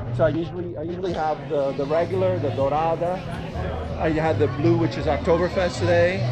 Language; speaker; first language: English; early bilingual, other home language; Portuguese